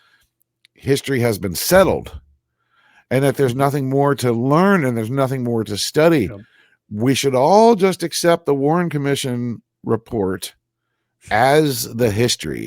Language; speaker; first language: English; native; English